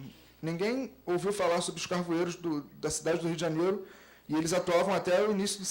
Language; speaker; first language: Portuguese; native; Portuguese